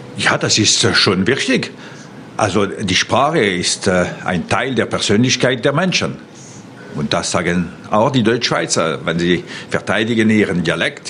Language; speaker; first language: German; non-native, local second language; French